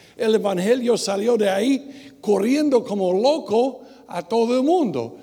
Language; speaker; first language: Spanish; non-native, fluent; English